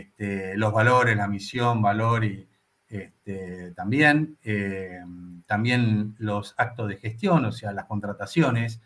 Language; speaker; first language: Spanish; native; Spanish